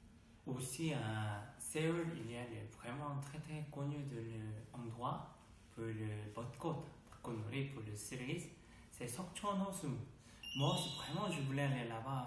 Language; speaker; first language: French; non-native, learner; Korean